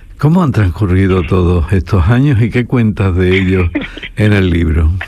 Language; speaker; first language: Spanish; native; Spanish